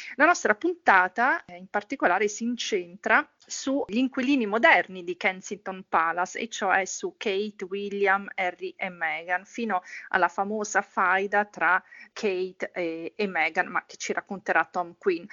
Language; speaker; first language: Italian; native; Italian